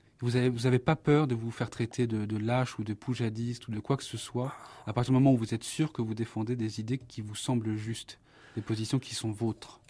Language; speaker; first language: French; native; French